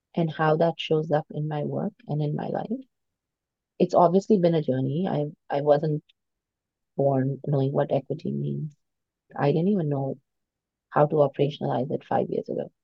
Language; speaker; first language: English; non-native, local second language; Hindi